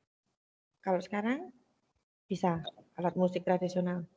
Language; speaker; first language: Indonesian; native; Indonesian